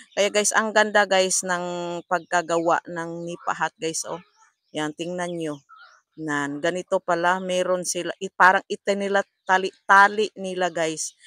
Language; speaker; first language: Filipino; non-native, local second language; Cebuano